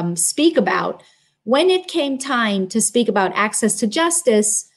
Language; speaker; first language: English; native; English